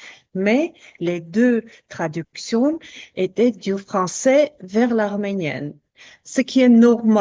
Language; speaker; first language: French; non-native, fluent; Armenian